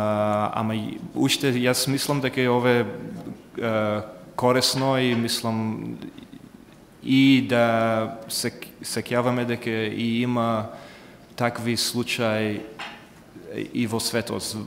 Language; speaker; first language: Macedonian; non-native, fluent; English